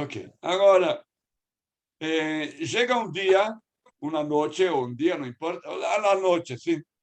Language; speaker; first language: Portuguese; non-native, fluent; Spanish